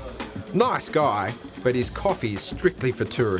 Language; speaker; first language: English; native; English